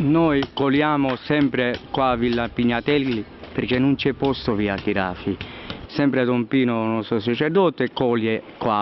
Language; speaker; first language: Italian; non-native, learner; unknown